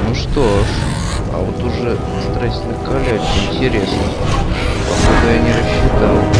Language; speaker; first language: Russian; native; Russian